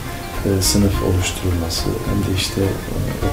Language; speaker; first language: Turkish; native; Turkish